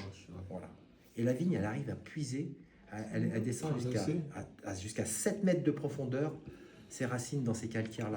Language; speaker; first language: French; native; French